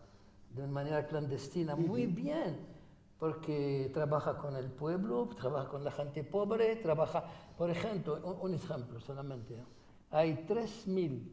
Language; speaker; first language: Spanish; non-native, fluent; Arabic